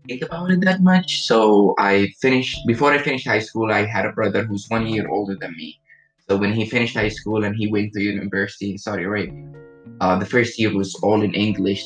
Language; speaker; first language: English; non-native, fluent; Arabic